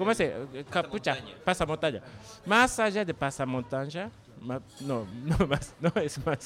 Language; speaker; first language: Spanish; non-native, learner; Japanese